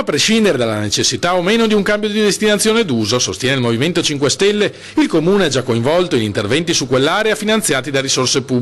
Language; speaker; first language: Italian; native; Italian